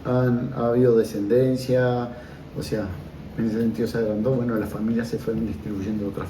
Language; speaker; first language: Spanish; native; Spanish